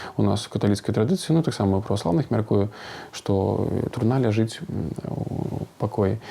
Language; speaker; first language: Belarusian; non-native, local second language; Russian